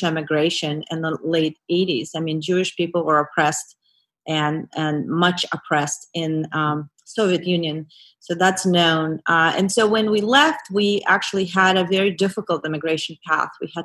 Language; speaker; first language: English; non-native, fluent; Azerbaijani